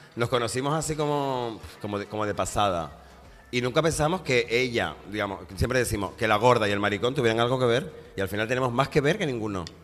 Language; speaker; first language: Spanish; native; Spanish